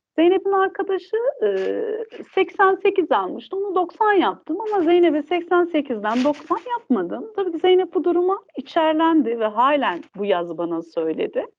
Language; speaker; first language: Turkish; non-native, local second language; Kurdish